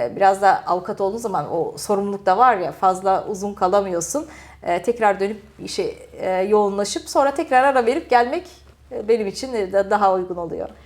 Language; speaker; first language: Turkish; early bilingual, heritage; Turkish